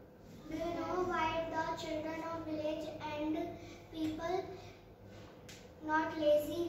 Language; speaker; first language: English; non-native, learner; Hindi